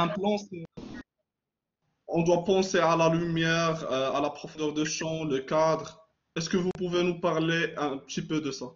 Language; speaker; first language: French; non-native, local second language; Arabic